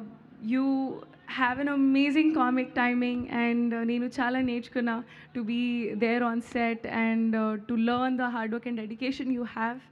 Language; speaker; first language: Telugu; non-native, learner; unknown